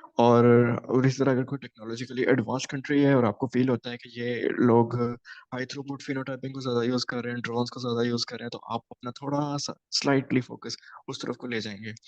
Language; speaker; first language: Urdu; non-native, local second language; Punjabi